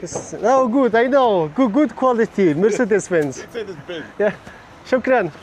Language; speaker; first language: English; non-native, learner; Mongolian